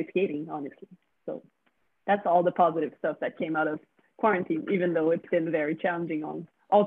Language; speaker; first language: English; non-native, fluent; French